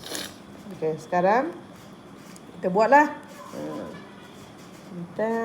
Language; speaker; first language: Malay; native; Malay